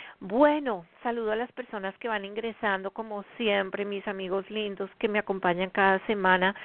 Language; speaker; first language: Spanish; native; Spanish